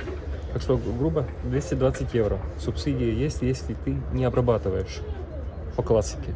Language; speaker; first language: Russian; non-native, learner; Latvian